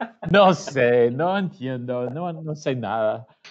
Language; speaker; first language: Spanish; non-native, learner; English